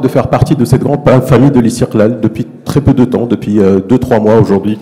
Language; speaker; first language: French; non-native, local second language; Arabic